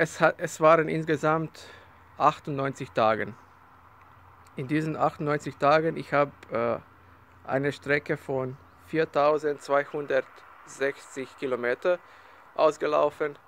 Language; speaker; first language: German; non-native, learner; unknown